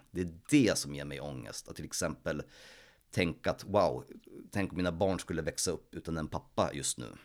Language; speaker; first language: Swedish; early bilingual, other home language; Polish